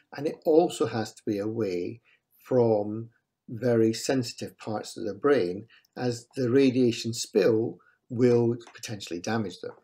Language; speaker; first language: English; native; English